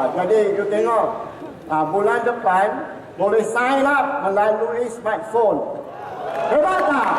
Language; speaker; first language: Malay; non-native, local second language; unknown